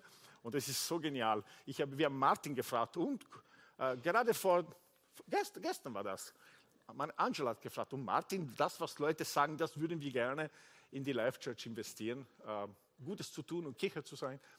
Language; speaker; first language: German; non-native, fluent; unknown